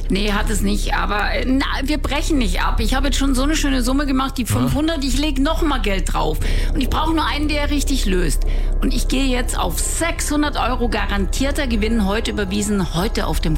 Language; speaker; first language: German; native; German